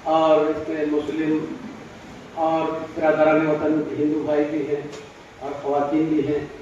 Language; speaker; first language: Urdu; native; Urdu